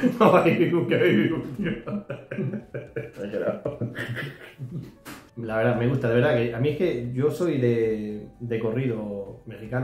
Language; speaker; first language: Spanish; native; Spanish